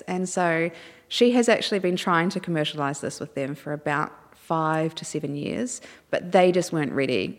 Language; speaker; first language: English; native; English